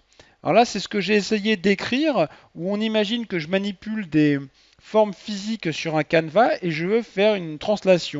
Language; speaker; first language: French; native; French